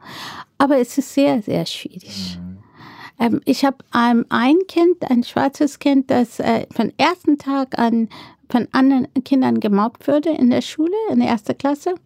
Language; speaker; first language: German; non-native, fluent; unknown